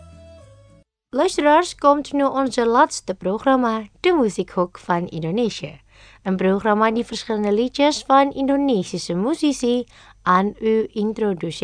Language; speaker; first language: Dutch; non-native, fluent; Indonesian